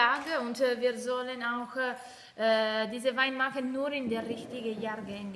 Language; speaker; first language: German; non-native, learner; Italian